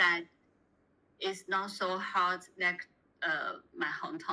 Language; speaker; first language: English; non-native, learner; Chinese